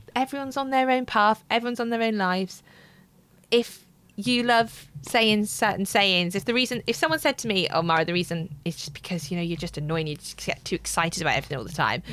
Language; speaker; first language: English; native; English